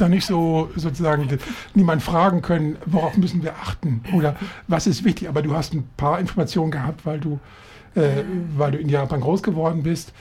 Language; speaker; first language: German; native; German